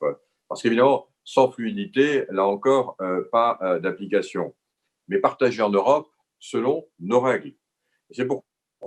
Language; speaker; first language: French; native; French